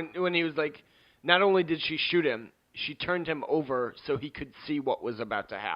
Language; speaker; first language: English; native; English